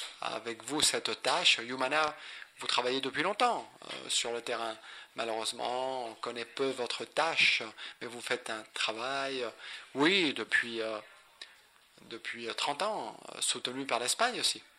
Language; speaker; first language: French; non-native, fluent; Spanish